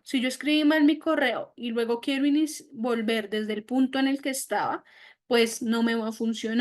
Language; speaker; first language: Spanish; native; Spanish